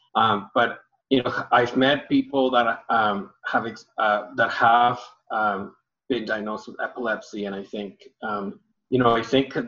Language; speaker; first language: English; early bilingual, other home language; Spanish